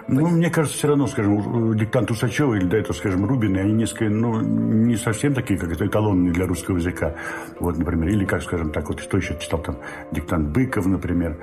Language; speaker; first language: Russian; native; Russian